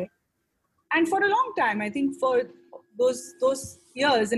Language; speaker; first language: English; non-native, local second language; Hindi